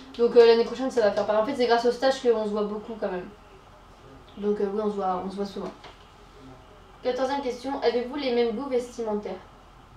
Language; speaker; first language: French; native; French